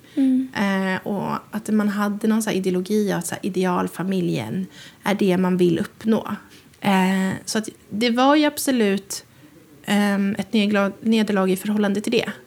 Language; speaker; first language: Swedish; native; Swedish